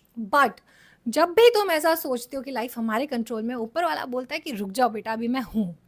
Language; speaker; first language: Hindi; native; Hindi